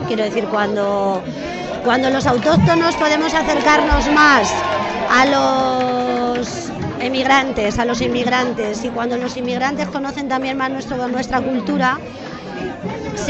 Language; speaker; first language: Spanish; native; Spanish